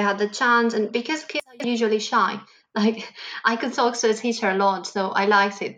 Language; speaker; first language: English; non-native, fluent; Catalan